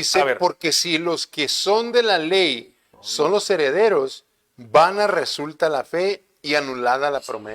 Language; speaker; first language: Spanish; native; Spanish